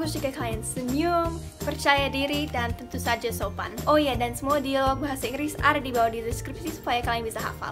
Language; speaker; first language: Indonesian; non-native, fluent; English